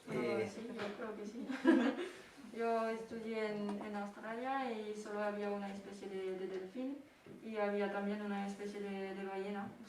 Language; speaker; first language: Spanish; non-native, fluent; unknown